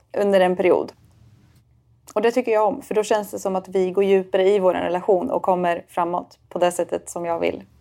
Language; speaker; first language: Swedish; native; Swedish